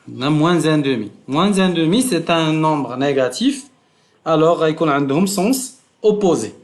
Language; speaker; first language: French; non-native, local second language; Arabic